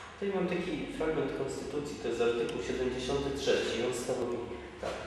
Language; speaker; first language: Polish; native; Polish